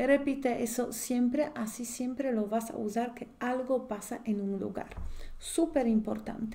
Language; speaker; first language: Spanish; non-native, fluent; Polish